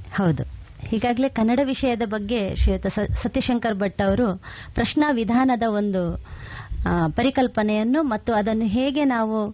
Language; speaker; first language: Kannada; native; Kannada